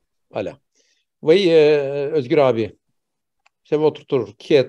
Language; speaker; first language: French; non-native, fluent; Turkish